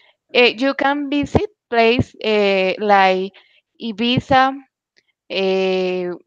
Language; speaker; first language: English; non-native, learner; Spanish